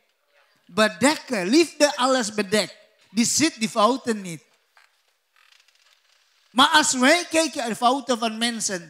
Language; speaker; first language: Dutch; non-native, learner; Indonesian